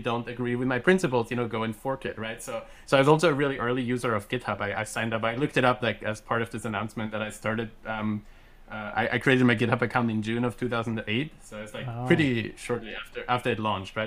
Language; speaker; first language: English; non-native, fluent; German